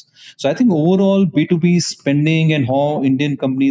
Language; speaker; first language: English; non-native, local second language; Punjabi